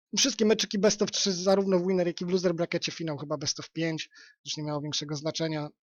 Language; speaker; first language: Polish; native; Polish